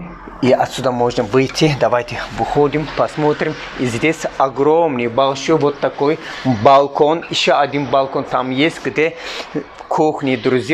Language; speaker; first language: Russian; non-native, learner; Turkish